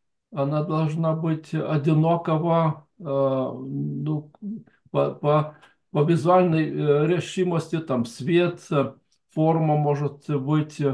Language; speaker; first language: Russian; non-native, fluent; Lithuanian